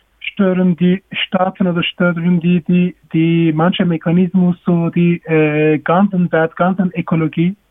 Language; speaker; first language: German; non-native, learner; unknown